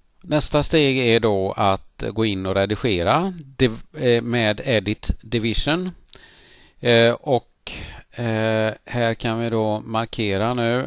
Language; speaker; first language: Swedish; native; Swedish